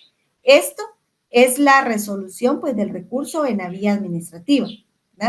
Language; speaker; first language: Spanish; native; Spanish